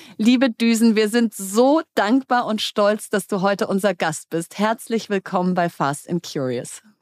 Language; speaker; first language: German; native; German